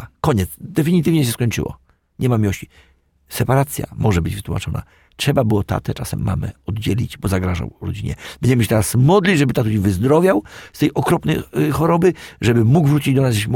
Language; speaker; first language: Polish; native; Polish